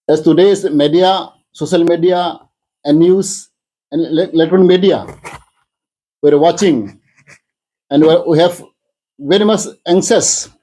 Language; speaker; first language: English; non-native, local second language; Bangla